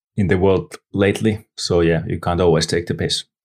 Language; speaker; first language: English; non-native, fluent; Finnish